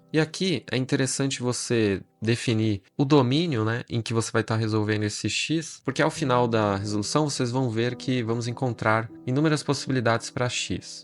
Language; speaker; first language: Portuguese; native; Portuguese